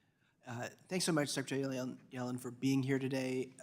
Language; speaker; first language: English; native; English